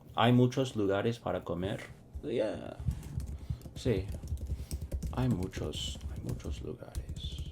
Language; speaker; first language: Spanish; non-native, fluent; English